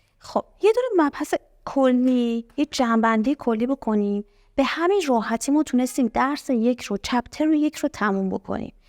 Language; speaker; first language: Persian; native; Persian